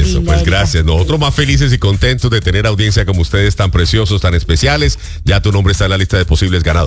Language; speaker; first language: Spanish; native; Spanish